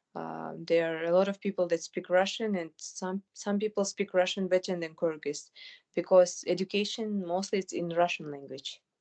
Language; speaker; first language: English; non-native, fluent; Kyrgyz